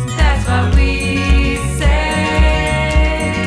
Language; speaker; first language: English; non-native, fluent; Norwegian